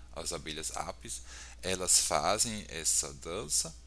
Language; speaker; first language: Portuguese; non-native, fluent; German